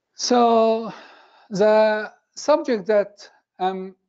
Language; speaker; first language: English; non-native, fluent; Arabic